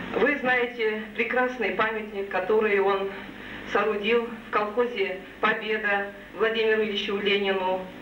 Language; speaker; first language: Russian; non-native, local second language; Tatar